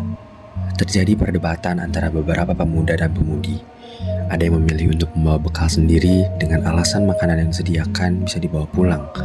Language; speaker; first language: Indonesian; native; Indonesian